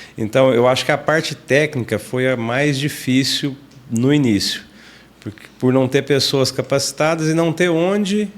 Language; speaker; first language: Portuguese; native; Portuguese